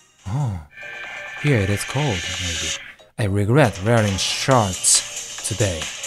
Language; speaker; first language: English; non-native, fluent; Japanese